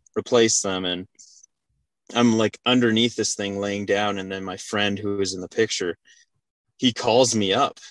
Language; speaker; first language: English; native; English